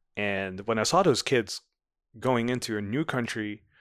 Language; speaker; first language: English; non-native, fluent; Dutch